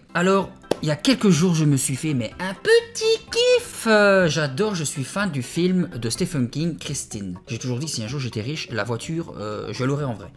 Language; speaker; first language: French; native; French